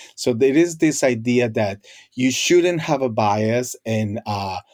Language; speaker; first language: English; non-native, fluent; Spanish